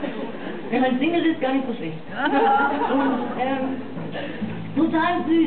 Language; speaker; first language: German; non-native, fluent; English